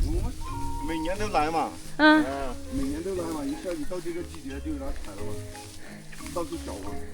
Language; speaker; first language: Chinese; native; Chinese